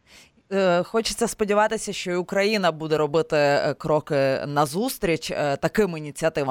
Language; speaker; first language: Ukrainian; native; Ukrainian